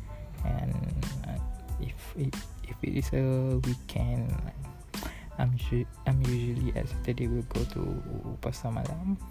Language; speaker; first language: English; non-native, learner; Malay